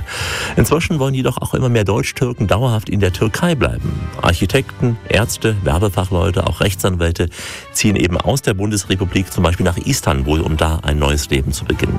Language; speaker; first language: German; native; German